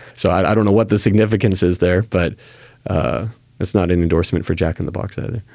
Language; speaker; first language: English; native; English